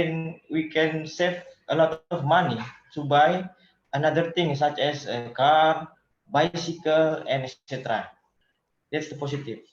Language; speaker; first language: English; non-native, learner; Indonesian